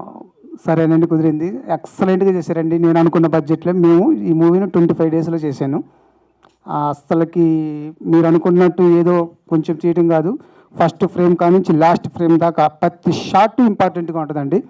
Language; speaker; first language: Telugu; native; Telugu